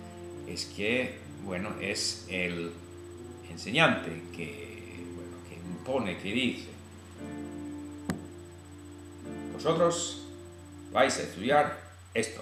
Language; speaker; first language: Spanish; non-native, fluent; English